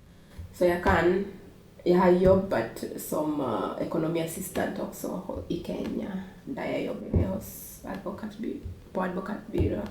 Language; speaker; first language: Swedish; non-native, fluent; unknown